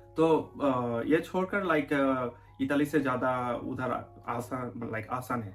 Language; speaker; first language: Hindi; non-native, fluent; Bangla